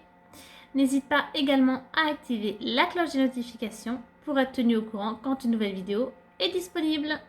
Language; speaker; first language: French; native; French